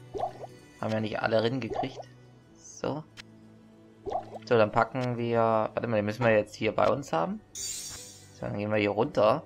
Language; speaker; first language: German; native; German